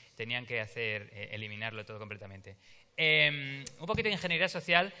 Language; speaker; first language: Spanish; native; Spanish